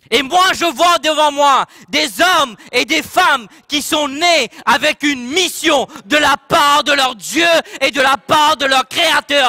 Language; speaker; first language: French; non-native, local second language; Morisyen